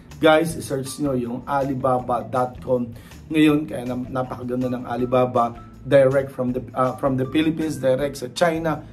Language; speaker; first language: Filipino; native; Filipino